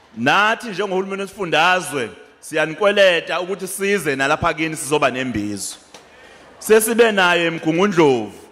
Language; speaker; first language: Zulu; native; Zulu